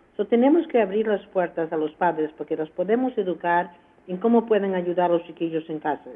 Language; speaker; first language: Spanish; early bilingual, heritage; Spanish